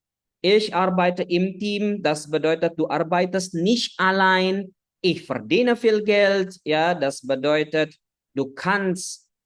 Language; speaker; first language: German; non-native, fluent; Indonesian